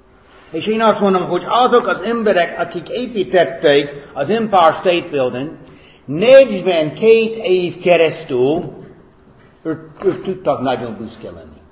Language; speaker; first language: Hungarian; non-native, fluent; English